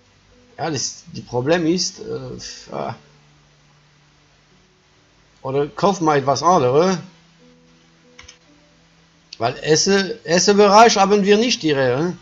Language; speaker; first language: German; non-native, fluent; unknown